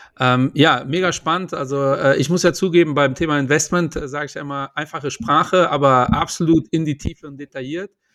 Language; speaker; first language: German; early bilingual, other home language; Portuguese